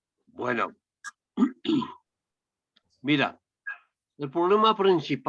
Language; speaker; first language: Spanish; non-native, fluent; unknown